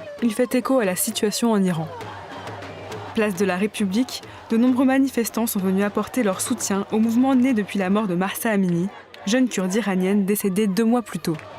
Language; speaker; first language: French; native; French